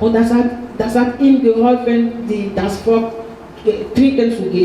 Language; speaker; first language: German; non-native, fluent; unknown